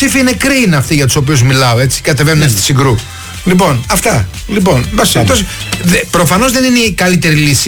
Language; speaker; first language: Greek; native; Greek